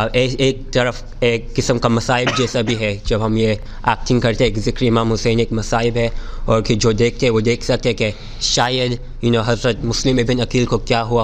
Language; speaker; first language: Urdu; early bilingual, heritage; Urdu